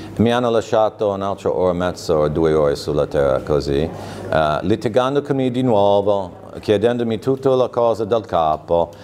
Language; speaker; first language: Italian; non-native, fluent; English